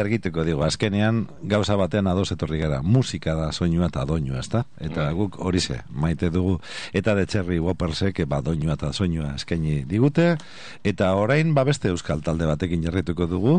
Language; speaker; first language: Basque; native; Basque